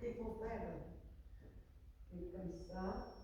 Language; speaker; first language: French; non-native, fluent; Vietnamese